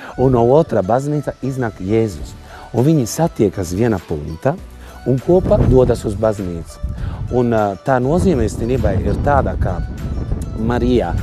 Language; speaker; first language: Latvian; non-native, fluent; Italian